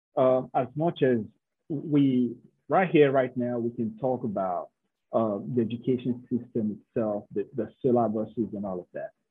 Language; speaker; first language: English; non-native, local second language; Yoruba